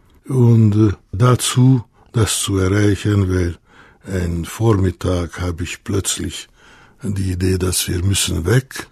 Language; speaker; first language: German; non-native, fluent; Hungarian